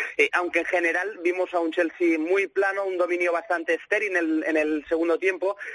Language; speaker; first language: Spanish; native; Spanish